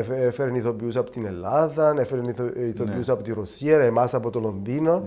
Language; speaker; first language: Greek; native; Greek